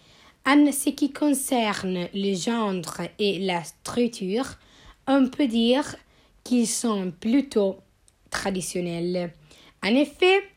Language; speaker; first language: French; non-native, learner; Italian